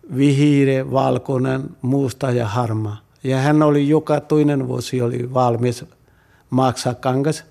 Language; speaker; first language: Finnish; non-native, learner; Punjabi